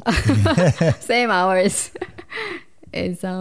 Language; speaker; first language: English; non-native, fluent; Korean